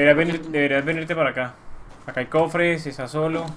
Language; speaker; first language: Spanish; native; Spanish